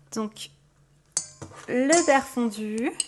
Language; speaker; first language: French; native; French